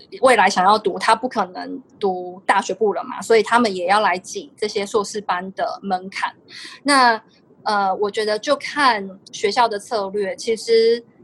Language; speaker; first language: Chinese; native; Chinese